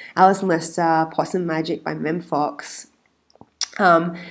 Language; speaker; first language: English; native; English